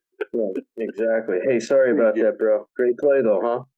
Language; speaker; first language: English; native; English